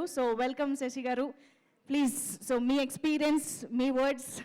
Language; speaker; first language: Telugu; native; Telugu